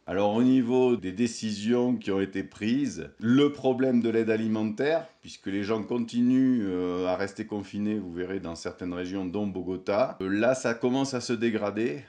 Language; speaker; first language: French; native; French